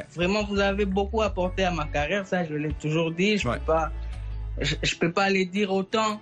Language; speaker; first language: French; non-native, local second language; Swahili